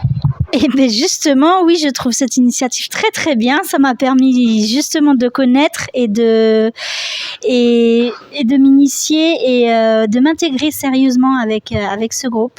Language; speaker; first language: French; native; French